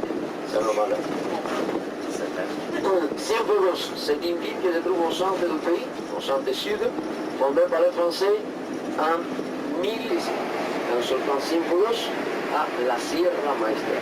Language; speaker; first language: French; non-native, fluent; Spanish